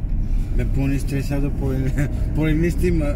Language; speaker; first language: Spanish; non-native, fluent; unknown